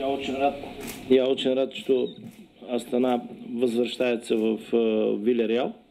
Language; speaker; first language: Russian; non-native, learner; Bulgarian